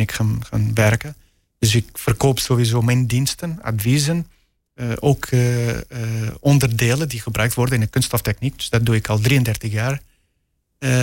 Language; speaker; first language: Dutch; non-native, fluent; Portuguese